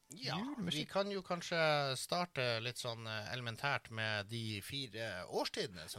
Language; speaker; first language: Norwegian; native; Norwegian